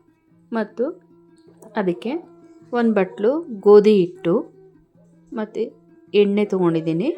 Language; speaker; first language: Kannada; native; Kannada